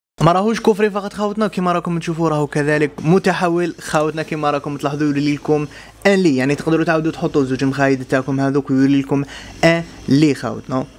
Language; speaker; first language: Arabic; native; Arabic